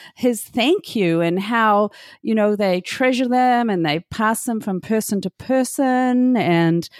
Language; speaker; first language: English; native; English